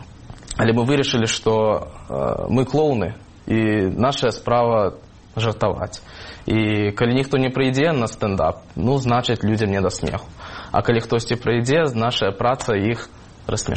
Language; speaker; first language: Ukrainian; non-native, fluent; Russian